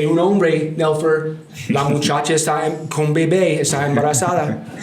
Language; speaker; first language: Spanish; non-native, learner; English